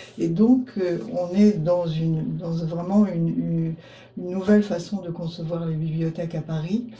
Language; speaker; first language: French; native; French